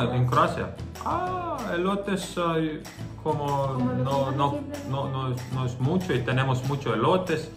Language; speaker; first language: Spanish; non-native, learner; Croatian